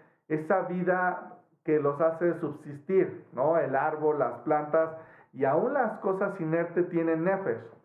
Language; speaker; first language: Spanish; native; Spanish